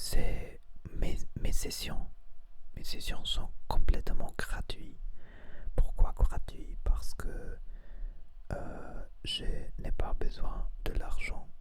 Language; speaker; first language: French; non-native, learner; Spanish